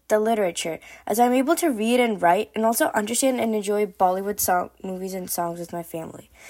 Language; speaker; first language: English; early bilingual, other home language; Korean